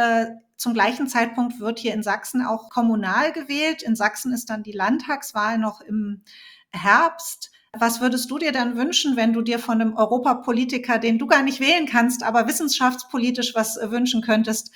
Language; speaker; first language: German; native; German